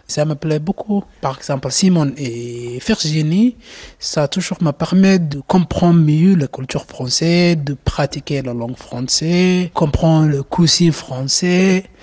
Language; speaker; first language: French; non-native, learner; Somali